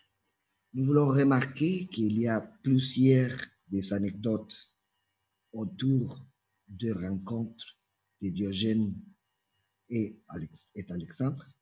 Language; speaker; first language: French; non-native, fluent; Spanish